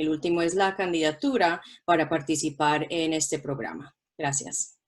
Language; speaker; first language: Spanish; non-native, local second language; English